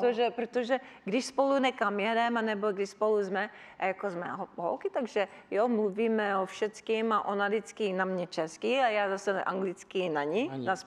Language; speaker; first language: Czech; early bilingual, heritage; Czech